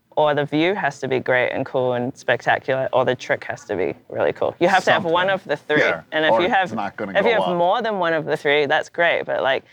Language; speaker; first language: English; native; English